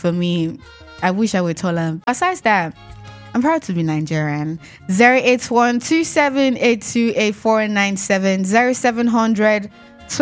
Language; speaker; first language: English; non-native, local second language; Yoruba